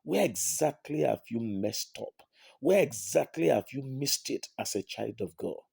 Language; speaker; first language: English; non-native, local second language; Yoruba